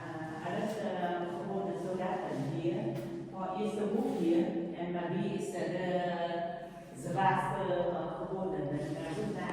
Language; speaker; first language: Dutch; non-native, learner; Vietnamese